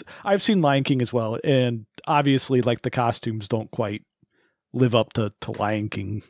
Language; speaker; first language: English; native; English